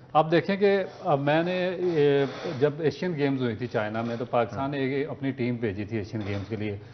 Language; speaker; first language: Urdu; non-native, local second language; Punjabi